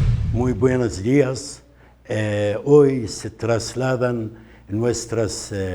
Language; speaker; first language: Spanish; non-native, fluent; Arabic